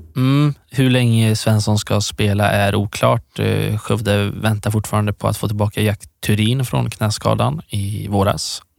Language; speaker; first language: Swedish; native; Swedish